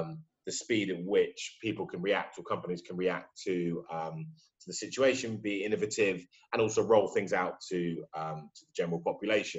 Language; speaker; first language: English; native; English